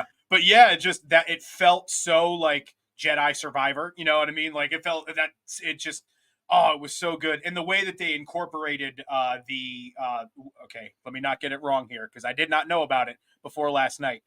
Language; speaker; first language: English; native; English